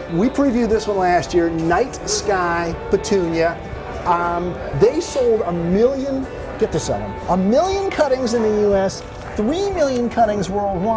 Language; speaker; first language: English; native; English